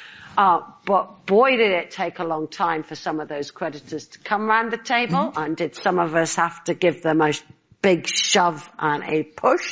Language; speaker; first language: English; native; English